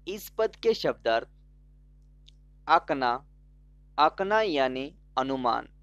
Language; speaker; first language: Hindi; non-native, local second language; Kannada